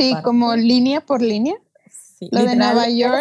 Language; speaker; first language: Spanish; native; Spanish